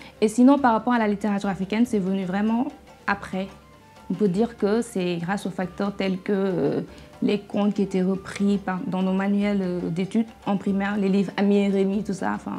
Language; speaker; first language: French; non-native, local second language; Fula